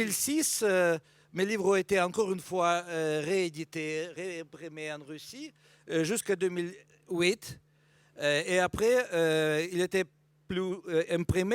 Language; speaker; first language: French; non-native, fluent; Russian